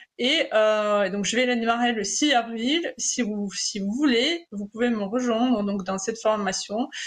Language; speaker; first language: French; non-native, fluent; Russian